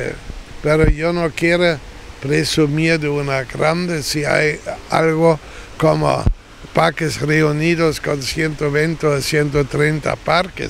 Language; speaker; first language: Spanish; non-native, fluent; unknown